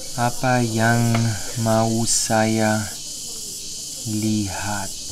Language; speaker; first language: Indonesian; non-native, learner; German